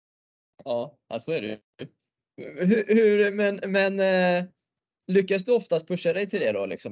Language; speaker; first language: Swedish; native; Swedish